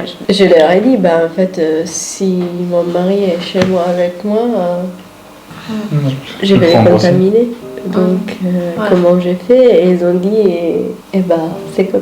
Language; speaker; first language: French; non-native, fluent; Italian